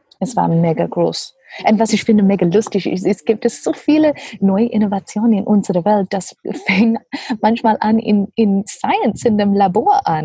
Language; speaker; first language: German; non-native, learner; English